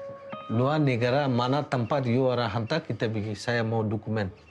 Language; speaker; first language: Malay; non-native, learner; Rohingya